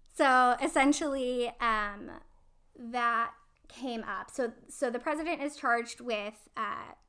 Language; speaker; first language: English; native; English